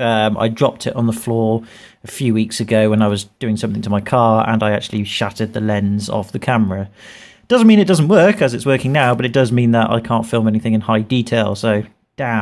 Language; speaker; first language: English; native; English